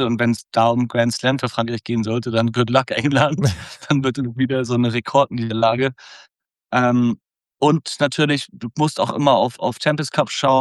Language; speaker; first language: German; native; German